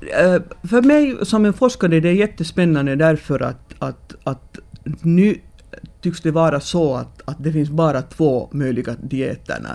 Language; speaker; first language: Swedish; non-native, local second language; Finnish